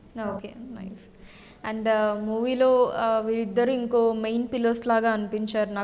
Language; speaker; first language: Telugu; native; Telugu